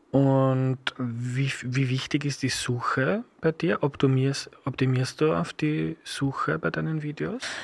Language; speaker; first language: German; native; German